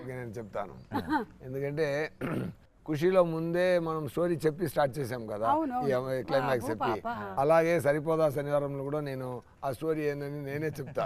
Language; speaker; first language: Telugu; non-native, learner; Tamil